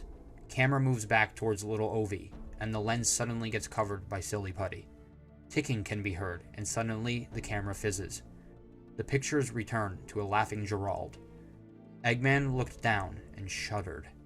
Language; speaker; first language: English; native; English